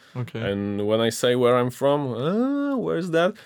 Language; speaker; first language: English; non-native, fluent; Polish